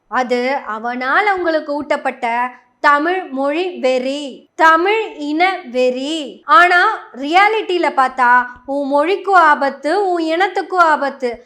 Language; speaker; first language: Tamil; non-native, local second language; Malayalam